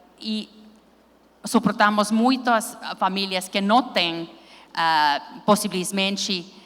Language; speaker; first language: Portuguese; non-native, learner; Finnish